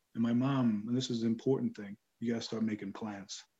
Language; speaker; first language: English; native; English